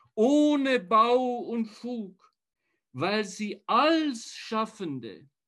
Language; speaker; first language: German; native; German